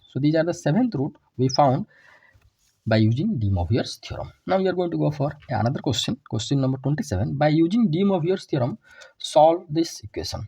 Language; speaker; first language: English; non-native, local second language; Odia